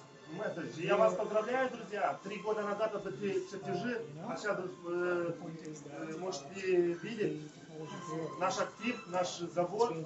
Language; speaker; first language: Russian; non-native, fluent; Italian